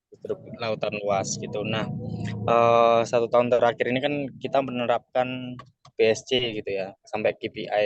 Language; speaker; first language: Indonesian; native; Indonesian